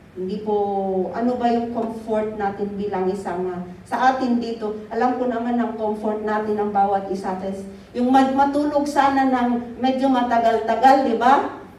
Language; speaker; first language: Filipino; native; Filipino